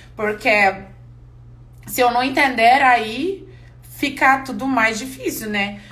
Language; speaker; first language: Portuguese; non-native, fluent; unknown